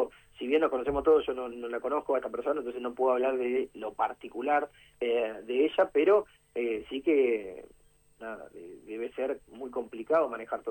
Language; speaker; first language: Spanish; native; Spanish